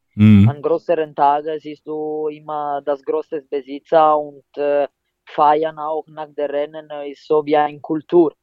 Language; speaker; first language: German; non-native, fluent; Italian